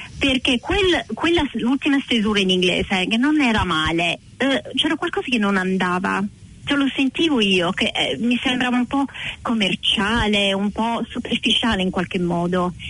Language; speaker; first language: Italian; non-native, fluent; English